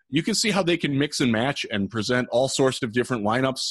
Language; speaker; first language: English; native; English